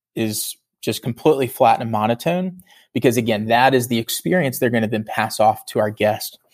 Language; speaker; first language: English; native; English